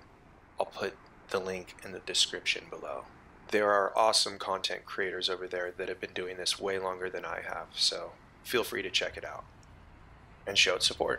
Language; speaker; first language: English; native; English